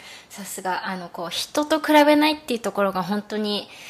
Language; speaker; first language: Japanese; native; Japanese